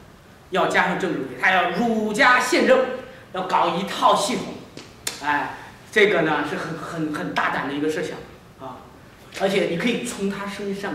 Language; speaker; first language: Chinese; native; Chinese